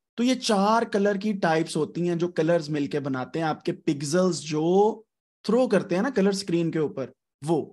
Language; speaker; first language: Urdu; non-native, local second language; Punjabi